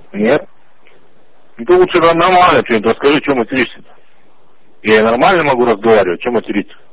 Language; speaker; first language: Russian; non-native, local second language; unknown